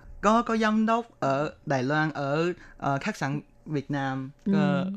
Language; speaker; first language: Vietnamese; early bilingual, heritage; Chinese